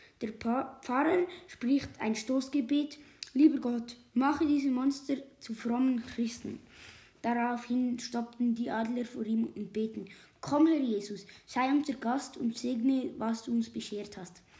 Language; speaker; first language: German; native; German